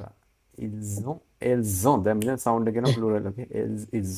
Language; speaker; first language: French; non-native, fluent; Sinhala